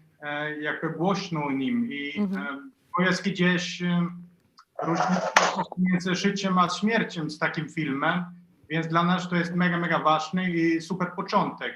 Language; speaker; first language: Polish; non-native, fluent; Swedish